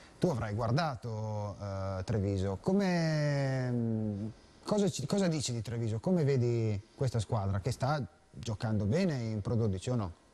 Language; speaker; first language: Italian; native; Italian